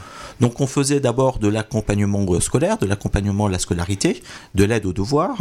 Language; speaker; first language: French; native; French